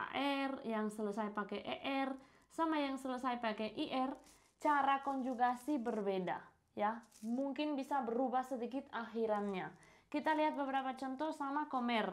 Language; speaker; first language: Indonesian; non-native, fluent; Spanish